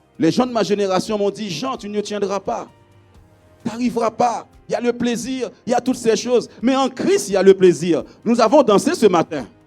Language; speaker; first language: French; non-native, local second language; Haitian Creole